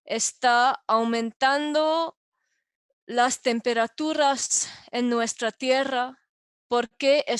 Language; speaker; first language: Spanish; non-native, fluent; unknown